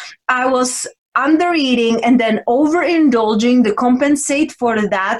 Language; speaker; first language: English; non-native, fluent; Czech